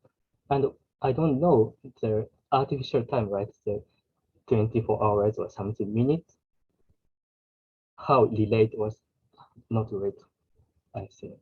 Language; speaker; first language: English; non-native, learner; Japanese